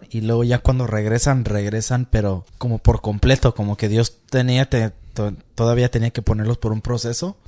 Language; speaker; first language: Spanish; early bilingual, heritage; Spanish